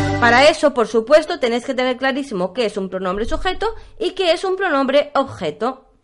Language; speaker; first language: Spanish; native; Spanish